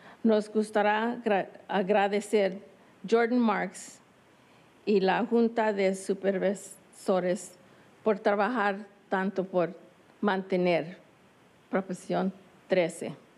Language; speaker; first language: Spanish; non-native, learner; English